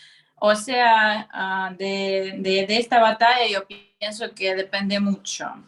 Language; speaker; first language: Spanish; non-native, fluent; Russian